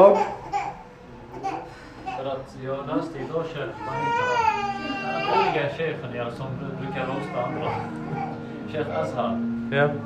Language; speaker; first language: Swedish; early bilingual, other home language; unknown